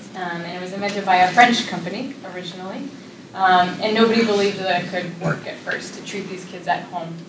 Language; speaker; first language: English; native; English